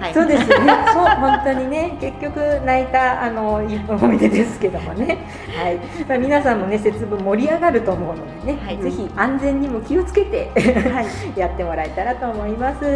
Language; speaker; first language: Japanese; native; Japanese